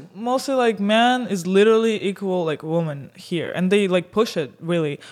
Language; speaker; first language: English; non-native, fluent; Russian